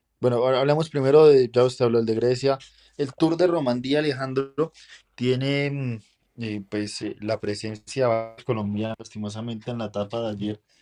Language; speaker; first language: Spanish; native; Spanish